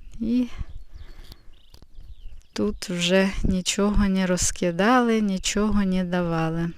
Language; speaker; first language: Ukrainian; native; Ukrainian